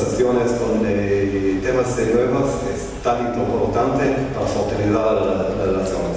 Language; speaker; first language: Spanish; non-native, learner; Hebrew